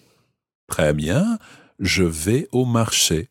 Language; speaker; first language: French; non-native, fluent; English